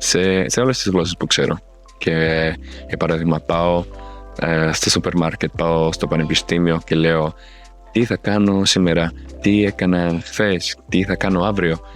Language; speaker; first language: Greek; non-native, fluent; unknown